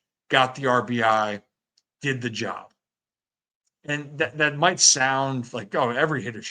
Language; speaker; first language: English; native; English